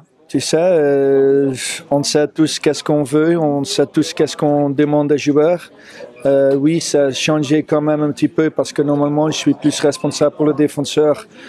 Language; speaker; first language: French; non-native, fluent; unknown